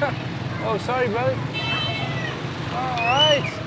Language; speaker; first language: English; non-native, learner; French